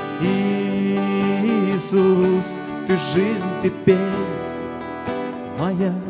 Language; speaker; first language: Russian; native; Russian